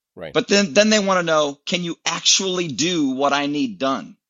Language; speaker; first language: English; native; English